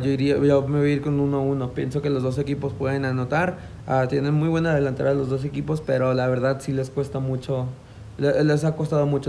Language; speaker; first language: Spanish; native; Spanish